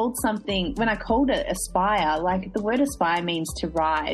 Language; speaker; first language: English; native; English